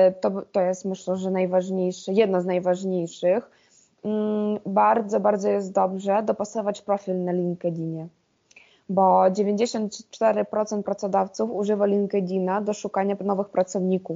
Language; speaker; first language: Polish; non-native, fluent; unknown